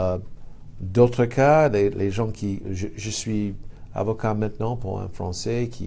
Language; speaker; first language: French; non-native, fluent; English